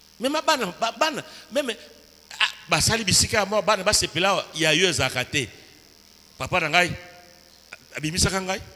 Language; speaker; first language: Lingala; native; Lingala